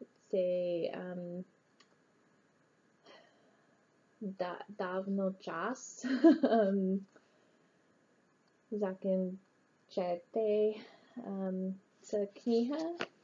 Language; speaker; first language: Ukrainian; non-native, learner; English